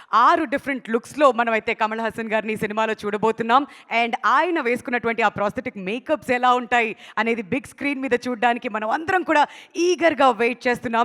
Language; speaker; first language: Telugu; native; Telugu